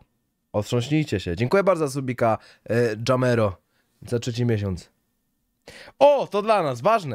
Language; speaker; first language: Polish; native; Polish